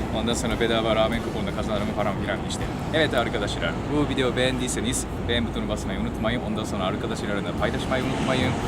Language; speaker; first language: Turkish; non-native, fluent; Japanese